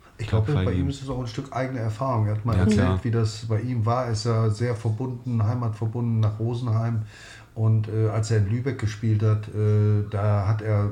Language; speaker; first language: German; native; German